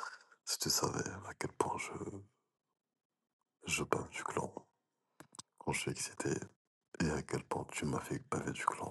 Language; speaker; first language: French; native; French